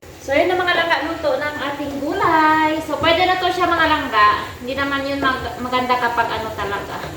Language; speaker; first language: Filipino; non-native, local second language; Cebuano